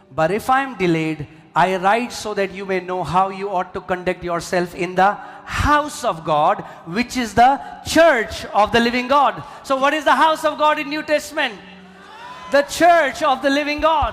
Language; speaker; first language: English; non-native, local second language; Hindi